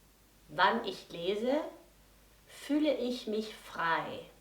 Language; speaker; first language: German; non-native, fluent; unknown